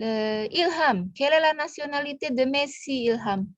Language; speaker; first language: French; non-native, fluent; Indonesian